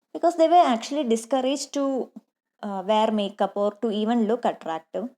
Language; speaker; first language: English; non-native, local second language; Malayalam